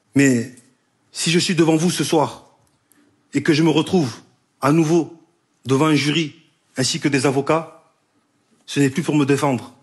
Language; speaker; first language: French; native; French